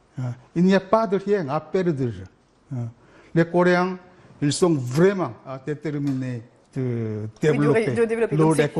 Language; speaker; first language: French; non-native, learner; Korean